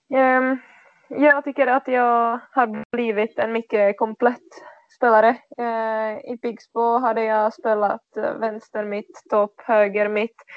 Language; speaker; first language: Swedish; non-native, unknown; Czech